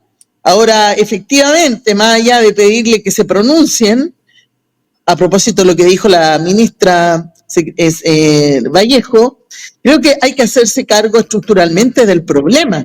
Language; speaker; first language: Spanish; native; Spanish